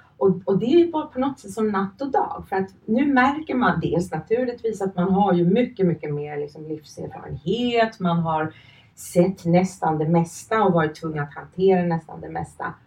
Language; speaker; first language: Swedish; early bilingual, other home language; Finnish